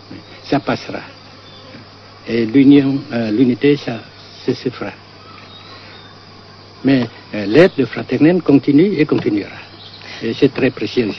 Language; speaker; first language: French; non-native, fluent; Vietnamese